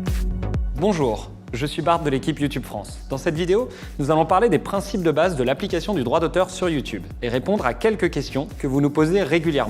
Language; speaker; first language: French; native; French